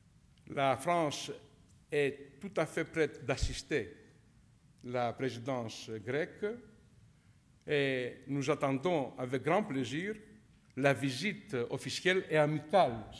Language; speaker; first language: French; non-native, fluent; Greek